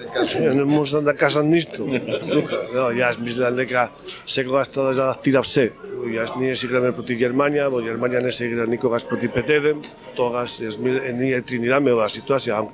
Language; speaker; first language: Macedonian; non-native, fluent; Spanish